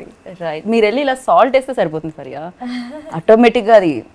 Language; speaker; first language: Telugu; native; Telugu